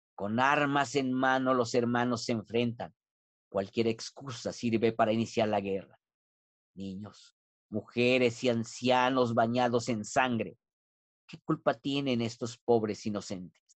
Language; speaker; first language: Spanish; non-native, local second language; Nahuatl languages